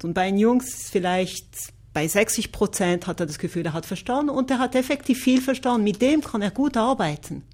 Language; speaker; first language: German; non-native, local second language; French